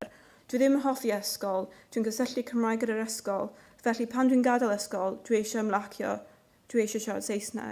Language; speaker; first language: Welsh; non-native, local second language; English